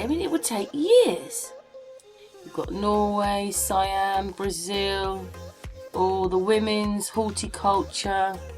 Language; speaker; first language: English; native; English